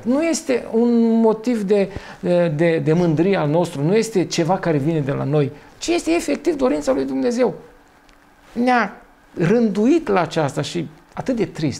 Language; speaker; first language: Romanian; native; Romanian